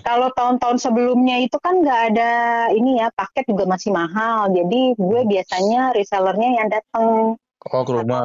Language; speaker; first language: Indonesian; native; Indonesian